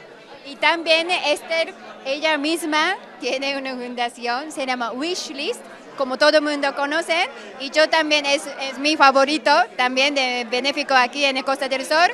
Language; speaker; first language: Spanish; non-native, learner; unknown